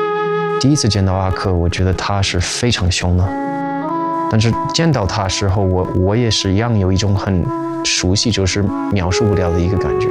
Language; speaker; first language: Chinese; non-native, fluent; English